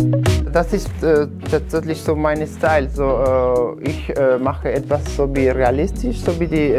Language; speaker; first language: German; non-native, fluent; Spanish